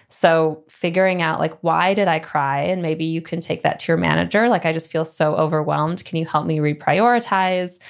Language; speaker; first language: English; native; English